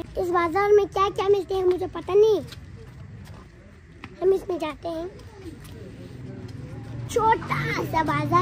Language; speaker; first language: Hindi; non-native, local second language; Khowar